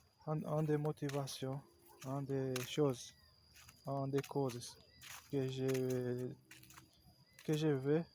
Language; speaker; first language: French; non-native, learner; Portuguese